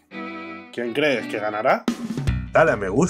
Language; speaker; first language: Spanish; native; Spanish